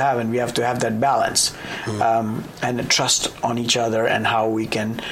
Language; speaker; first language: English; non-native, local second language; Gujarati